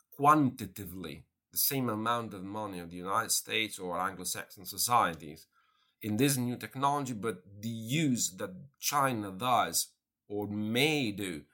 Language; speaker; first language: English; non-native, fluent; Italian